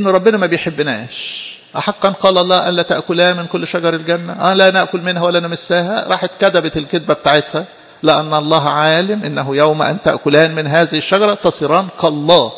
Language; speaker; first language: Arabic; native; Arabic